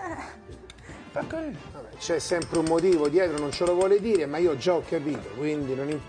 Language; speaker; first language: Italian; native; Italian